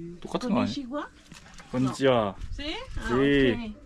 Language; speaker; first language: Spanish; non-native, learner; Korean